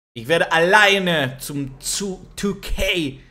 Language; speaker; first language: German; non-native, learner; Spanish